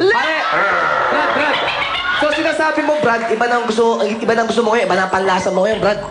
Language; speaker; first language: Filipino; native; Filipino